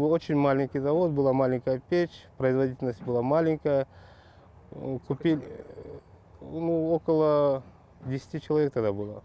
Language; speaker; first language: Russian; non-native, local second language; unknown